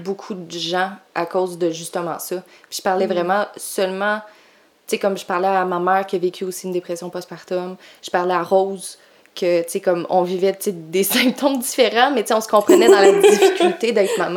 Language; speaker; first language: French; native; French